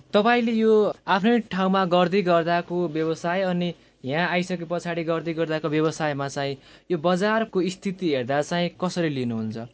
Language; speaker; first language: Nepali; native; Nepali